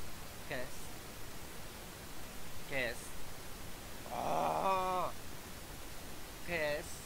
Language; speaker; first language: French; non-native, learner; Spanish